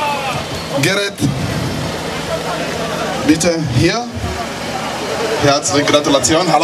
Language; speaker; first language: German; non-native, learner; Slovak